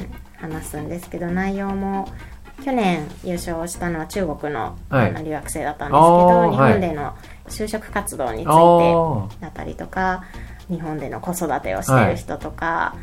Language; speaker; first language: Japanese; native; Japanese